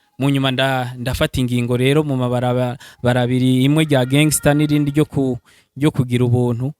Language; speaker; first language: Rundi; early bilingual, heritage; Rundi